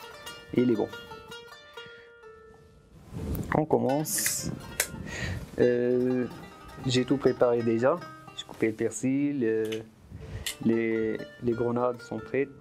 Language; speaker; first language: French; non-native, fluent; Arabic